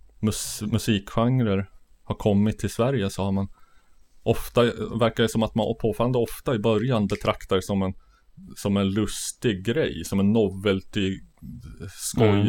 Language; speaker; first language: Swedish; native; Swedish